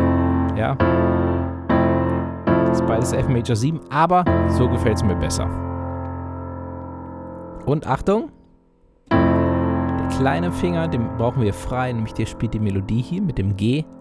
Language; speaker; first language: German; native; German